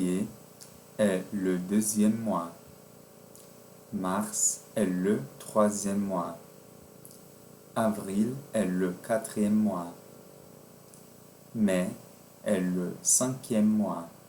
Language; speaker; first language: French; non-native, fluent; Portuguese